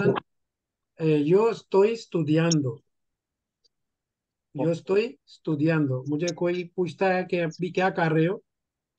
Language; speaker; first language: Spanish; non-native, fluent; Urdu